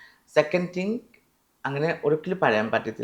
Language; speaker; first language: Malayalam; non-native, fluent; Assamese